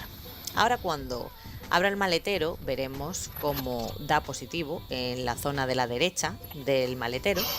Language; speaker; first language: Spanish; native; Spanish